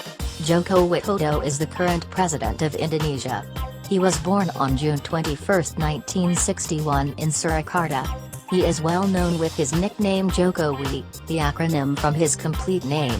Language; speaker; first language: English; non-native, learner; Indonesian